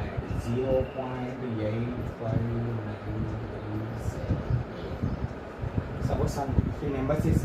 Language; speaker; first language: English; non-native, local second language; Telugu